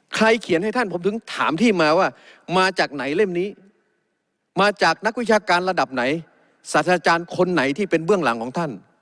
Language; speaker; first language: Thai; native; Thai